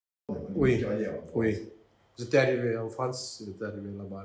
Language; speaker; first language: French; non-native, learner; Fijian